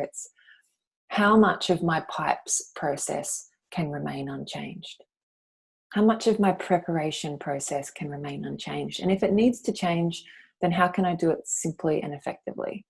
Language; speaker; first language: English; native; English